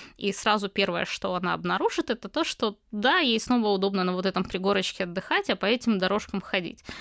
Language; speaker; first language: Russian; native; Russian